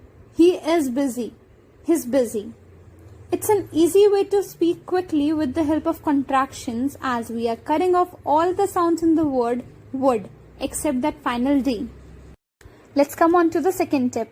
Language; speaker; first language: English; non-native, local second language; Hindi